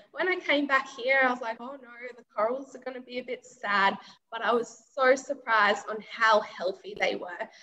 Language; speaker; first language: English; native; English